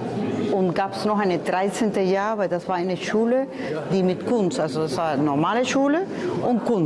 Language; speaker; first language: German; non-native, fluent; Spanish